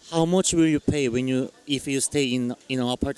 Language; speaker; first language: English; non-native, fluent; Korean